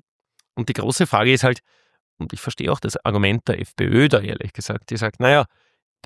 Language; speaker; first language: German; native; German